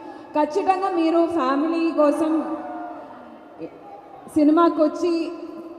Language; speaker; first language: Telugu; native; Telugu